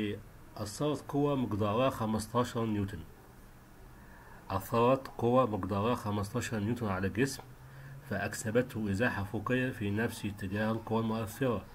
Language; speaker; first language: Arabic; native; Arabic